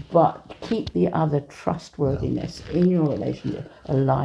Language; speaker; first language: English; native; English